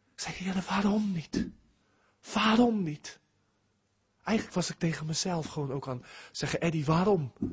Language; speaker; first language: Dutch; early bilingual, heritage; Dutch